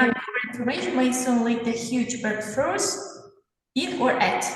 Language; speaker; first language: English; non-native, fluent; Kazakh